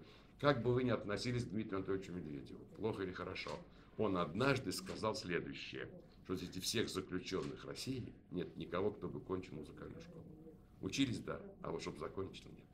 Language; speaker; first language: Russian; native; Russian